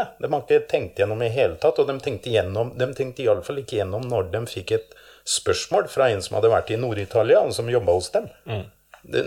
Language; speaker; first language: Norwegian; native; Norwegian